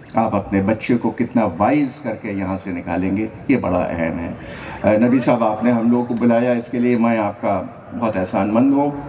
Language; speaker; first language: Urdu; native; Urdu